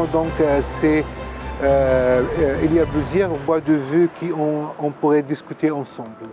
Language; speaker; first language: French; non-native, fluent; Arabic